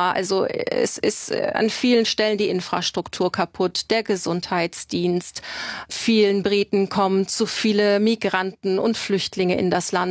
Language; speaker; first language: German; native; German